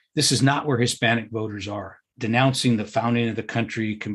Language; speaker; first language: English; native; English